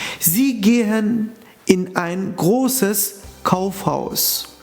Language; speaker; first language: German; non-native, fluent; Turkish